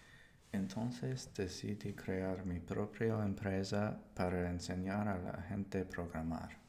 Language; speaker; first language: Spanish; non-native, learner; English